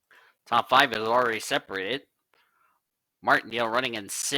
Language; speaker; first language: English; native; English